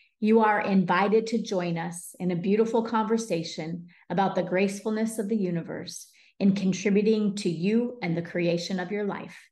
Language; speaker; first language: English; native; English